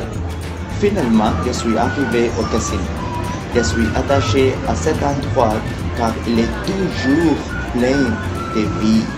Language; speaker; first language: French; non-native, learner; English